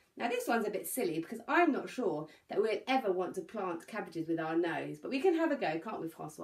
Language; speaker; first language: English; native; English